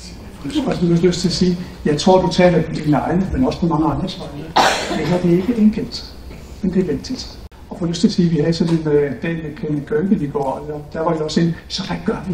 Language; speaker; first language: Danish; native; Danish